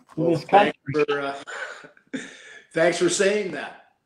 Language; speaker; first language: English; native; English